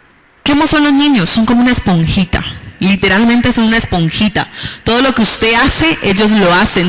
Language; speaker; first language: Spanish; native; Spanish